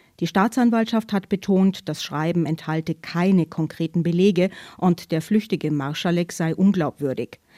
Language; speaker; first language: German; native; German